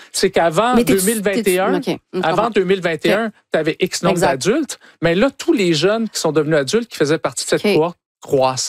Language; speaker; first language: French; native; French